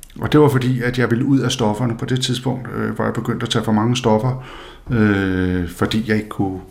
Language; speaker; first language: Danish; non-native, local second language; Faroese